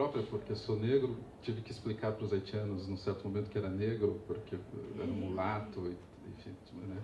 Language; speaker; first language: Portuguese; native; Portuguese